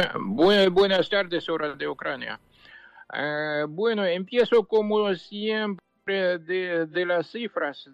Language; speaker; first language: Spanish; non-native, fluent; Ukrainian